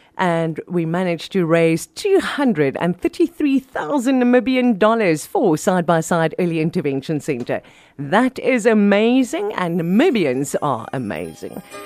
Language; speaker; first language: English; non-native, local second language; Afrikaans